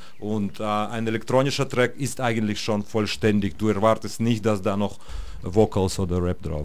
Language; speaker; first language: German; non-native, fluent; Russian